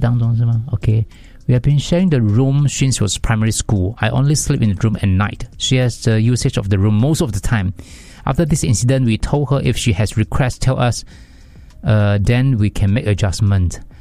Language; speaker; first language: English; non-native, local second language; Chinese